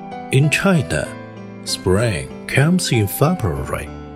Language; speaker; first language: English; non-native, fluent; Chinese